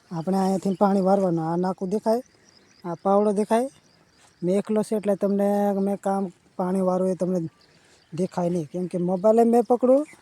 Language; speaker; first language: Gujarati; non-native, local second language; Rathawi